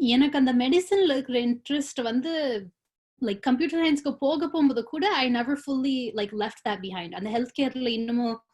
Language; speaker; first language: Tamil; early bilingual, other home language; English